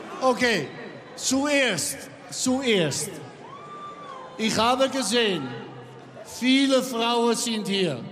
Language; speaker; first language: German; non-native, learner; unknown